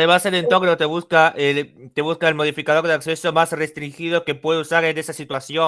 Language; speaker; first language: Spanish; native; Spanish